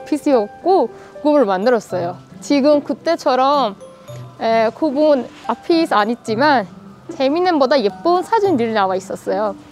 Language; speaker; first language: Korean; non-native, fluent; Persian